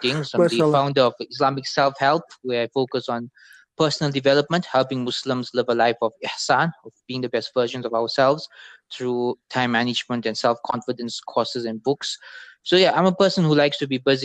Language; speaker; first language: English; native; English